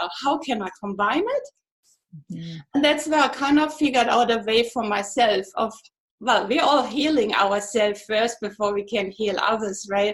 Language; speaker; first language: English; non-native, fluent; German